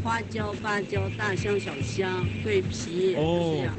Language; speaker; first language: Chinese; non-native, fluent; English